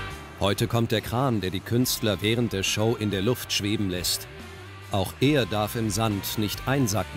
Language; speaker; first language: German; native; German